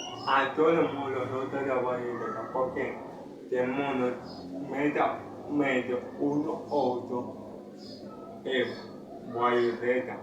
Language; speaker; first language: Spanish; non-native, learner; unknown